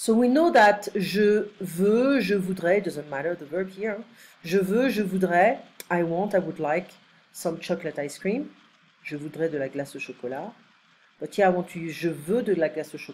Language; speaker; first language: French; non-native, fluent; English